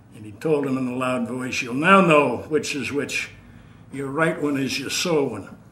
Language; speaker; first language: English; native; English